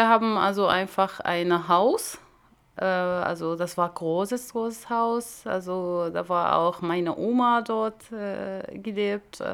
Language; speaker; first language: German; non-native, learner; Arabic